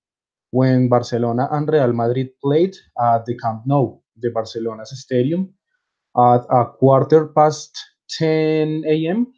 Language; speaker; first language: English; non-native, fluent; Spanish